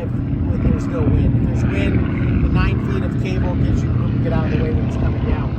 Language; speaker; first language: English; native; English